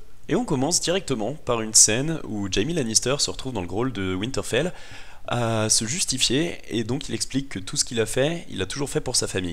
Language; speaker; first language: French; native; French